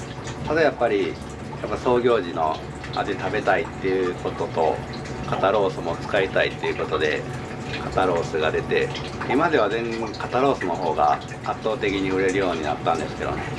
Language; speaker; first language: Japanese; native; Japanese